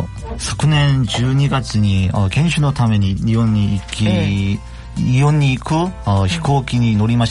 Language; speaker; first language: Japanese; non-native, learner; Korean